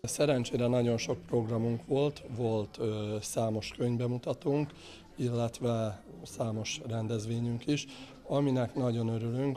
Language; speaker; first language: Hungarian; native; Hungarian